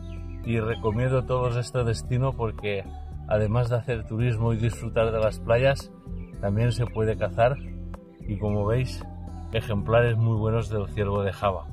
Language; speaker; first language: Spanish; native; Spanish